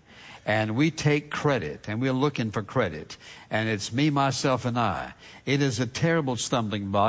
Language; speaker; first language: English; native; English